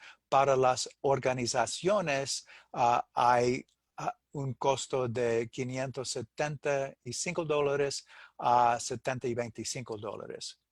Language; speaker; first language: Spanish; non-native, fluent; English